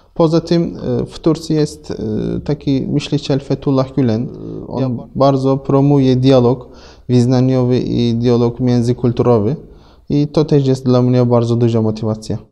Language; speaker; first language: Polish; non-native, fluent; Turkish